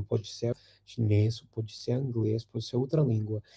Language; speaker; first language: Portuguese; non-native, fluent; English